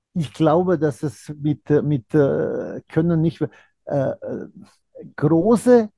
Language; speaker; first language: German; non-native, fluent; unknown